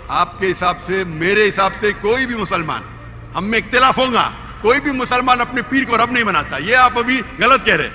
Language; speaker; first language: Urdu; non-native, local second language; Konkani